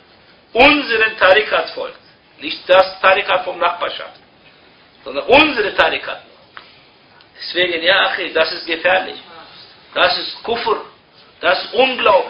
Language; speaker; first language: German; non-native, fluent; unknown